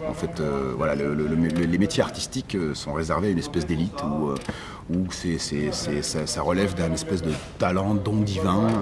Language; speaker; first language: French; early bilingual, other home language; Arabic